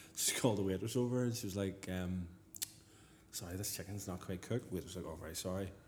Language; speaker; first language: English; native; English